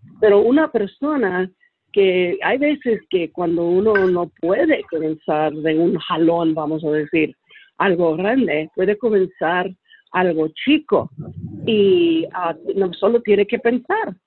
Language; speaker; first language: Spanish; early bilingual, heritage; Spanish